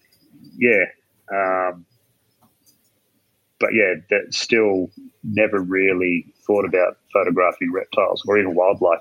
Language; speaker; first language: English; native; English